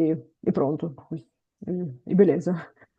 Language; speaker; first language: Portuguese; non-native, fluent; Bulgarian